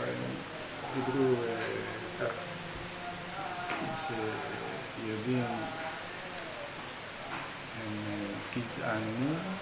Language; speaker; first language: Hebrew; non-native, learner; English